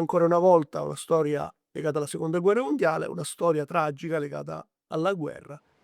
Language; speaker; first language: Italian; native; Italian